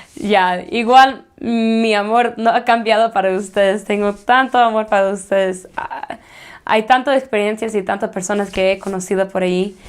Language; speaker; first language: Spanish; early bilingual, other home language; English